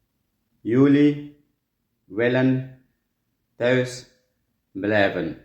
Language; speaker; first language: Dutch; non-native, fluent; Pashto